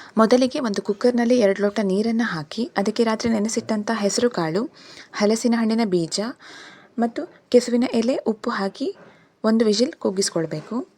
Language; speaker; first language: Kannada; native; Kannada